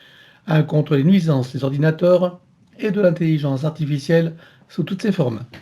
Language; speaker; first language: French; native; French